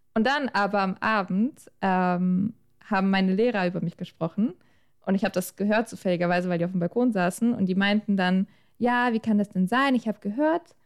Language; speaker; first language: German; native; German